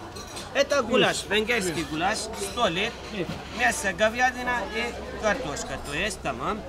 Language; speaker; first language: Russian; non-native, learner; Turkish